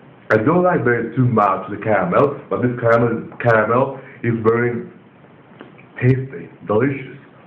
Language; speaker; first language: English; non-native, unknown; Greek